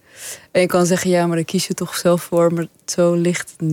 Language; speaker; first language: Dutch; early bilingual, other home language; Persian